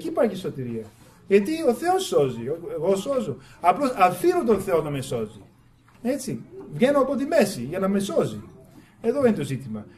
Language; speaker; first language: Greek; non-native, fluent; English